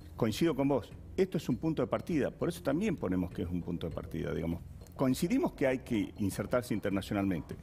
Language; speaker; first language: Spanish; native; Spanish